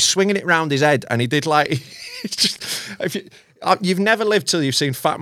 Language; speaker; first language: English; native; English